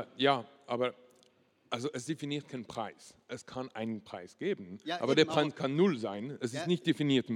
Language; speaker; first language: German; non-native, local second language; French